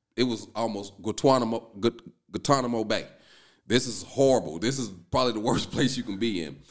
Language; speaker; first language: English; native; English